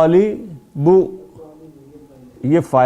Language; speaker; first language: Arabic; non-native, fluent; Urdu